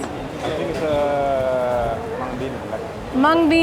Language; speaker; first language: English; non-native, learner; Indonesian